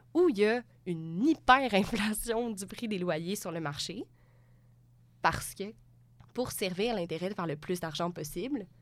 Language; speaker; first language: French; native; French